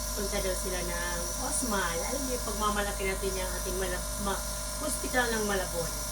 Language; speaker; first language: Filipino; native; Filipino